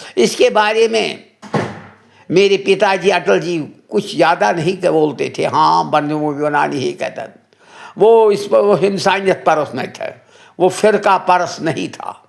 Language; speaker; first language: Hindi; non-native, local second language; Kashmiri